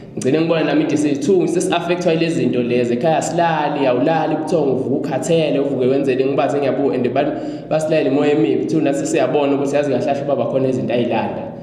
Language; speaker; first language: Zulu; non-native, local second language; Swati